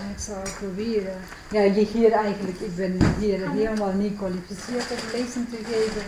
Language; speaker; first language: Dutch; non-native, learner; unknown